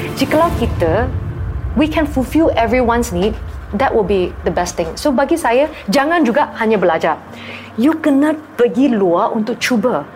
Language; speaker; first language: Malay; non-native, local second language; Chinese